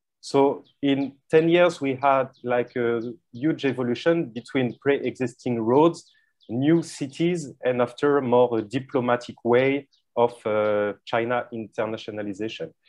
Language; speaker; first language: English; non-native, fluent; French